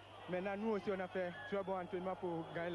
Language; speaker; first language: French; non-native, learner; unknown